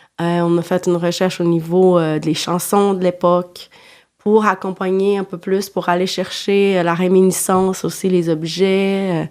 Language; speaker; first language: French; non-native, fluent; Portuguese